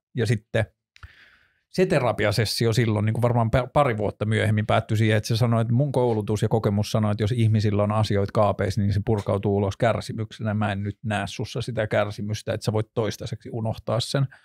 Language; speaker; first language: Finnish; native; Finnish